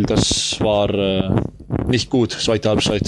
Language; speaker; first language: German; non-native, learner; Estonian